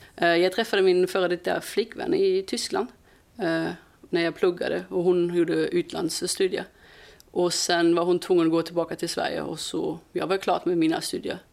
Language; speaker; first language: Swedish; non-native, fluent; German